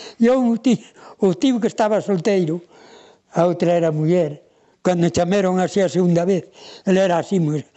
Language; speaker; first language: Galician; native; Galician